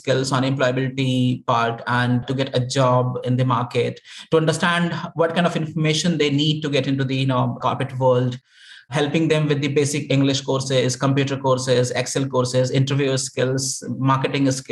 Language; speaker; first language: English; non-native, local second language; Hindi